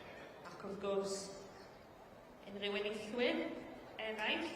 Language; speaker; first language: Welsh; native; Welsh